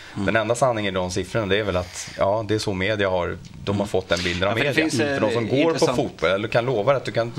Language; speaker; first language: Swedish; native; Swedish